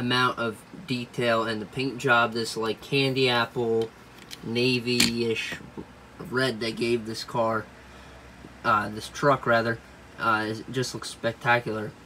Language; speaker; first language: English; native; English